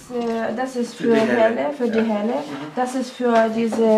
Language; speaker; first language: German; non-native, learner; Russian